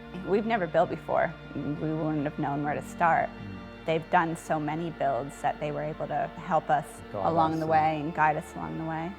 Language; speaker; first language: English; native; English